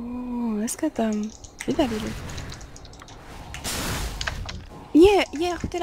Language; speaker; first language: Russian; non-native, learner; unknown